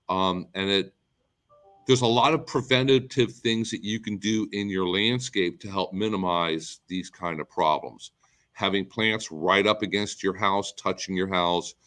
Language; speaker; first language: English; native; English